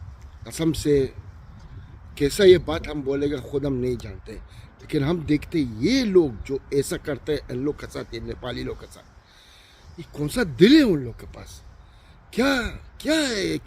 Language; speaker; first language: Hindi; non-native, learner; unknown